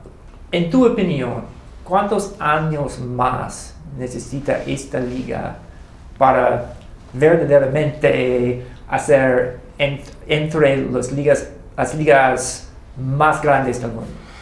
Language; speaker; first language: Spanish; non-native, learner; English